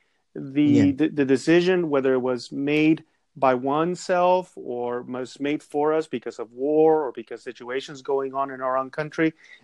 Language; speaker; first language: English; non-native, fluent; Spanish